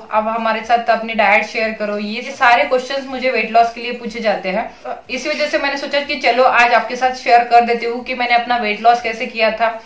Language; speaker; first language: Hindi; native; Hindi